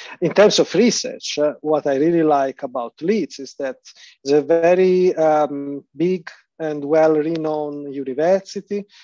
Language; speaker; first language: English; non-native, fluent; Italian